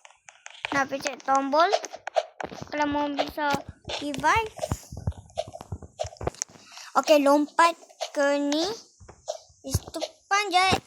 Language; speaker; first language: Malay; native; Malay